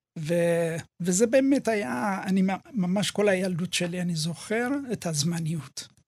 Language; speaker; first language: Hebrew; early bilingual, other home language; Amharic